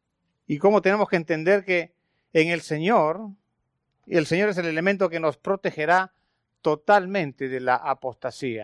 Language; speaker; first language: Spanish; native; Spanish